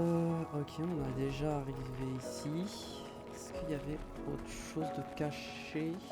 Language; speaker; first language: French; native; French